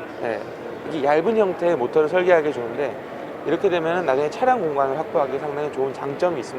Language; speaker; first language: Korean; native; Korean